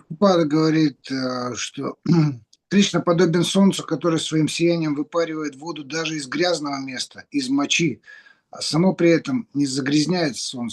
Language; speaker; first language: Russian; native; Russian